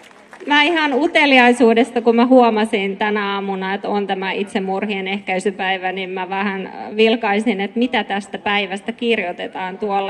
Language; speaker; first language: Finnish; native; Finnish